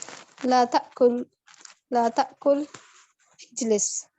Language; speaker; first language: Arabic; non-native, learner; Urdu